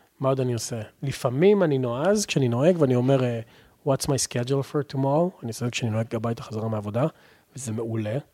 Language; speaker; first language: Hebrew; native; Hebrew